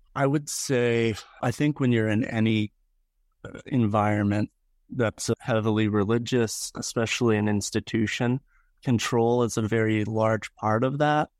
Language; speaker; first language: English; native; English